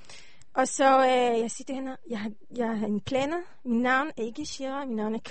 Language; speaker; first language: Danish; non-native, learner; Hebrew